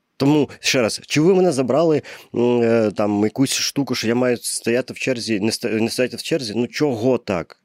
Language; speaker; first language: Ukrainian; non-native, local second language; Russian